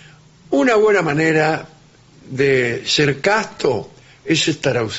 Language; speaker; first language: Spanish; native; Spanish